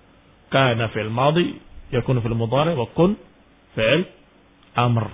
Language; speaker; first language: Arabic; non-native, fluent; Indonesian